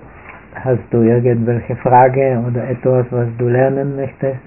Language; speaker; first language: German; non-native, fluent; Czech